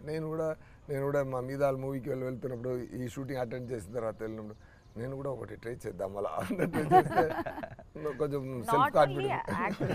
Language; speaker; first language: Telugu; non-native, learner; Tamil